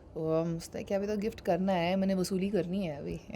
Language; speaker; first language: Hindi; native; Hindi